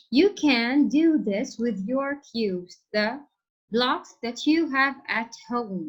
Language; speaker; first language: English; non-native, fluent; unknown